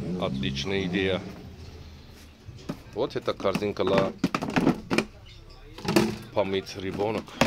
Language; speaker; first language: Russian; non-native, learner; Turkish